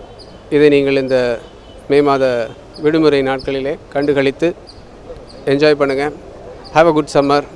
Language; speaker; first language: Tamil; native; Tamil